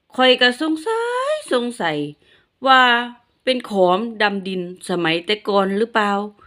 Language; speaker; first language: Thai; native; Thai